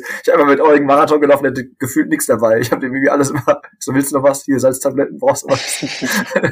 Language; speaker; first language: German; native; German